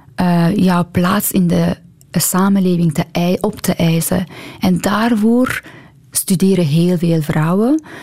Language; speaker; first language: Dutch; non-native, fluent; Persian